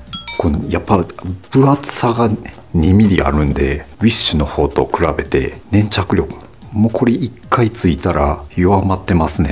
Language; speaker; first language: Japanese; native; Japanese